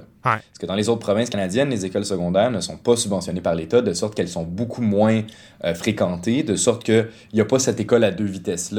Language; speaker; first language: French; native; French